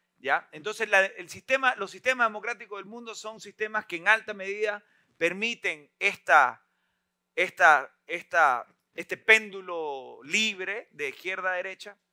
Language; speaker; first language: Spanish; native; Spanish